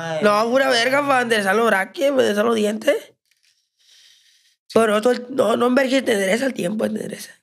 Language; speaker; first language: Spanish; native; Spanish